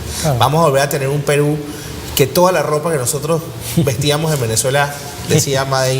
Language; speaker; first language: Spanish; native; Spanish